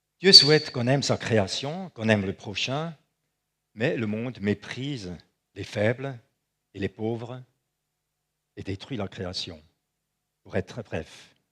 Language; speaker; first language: French; non-native, local second language; German